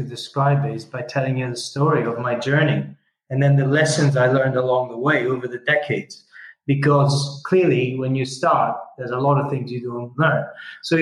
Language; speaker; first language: English; non-native, fluent; Italian